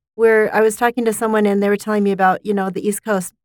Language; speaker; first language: English; native; English